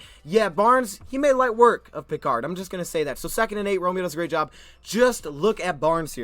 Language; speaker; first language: English; native; English